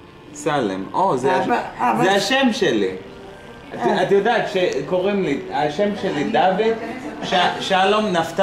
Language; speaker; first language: Hebrew; early bilingual, heritage; Hebrew